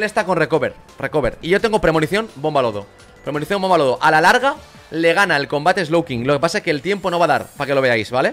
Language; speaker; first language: Spanish; native; Spanish